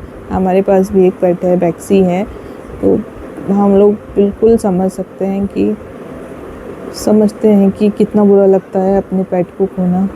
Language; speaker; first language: Hindi; native; Hindi